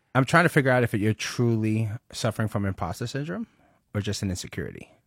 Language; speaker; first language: English; early bilingual, other home language; Spanish